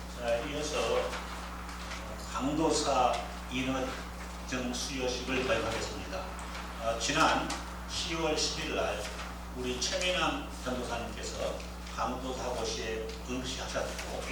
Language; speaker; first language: Korean; native; Korean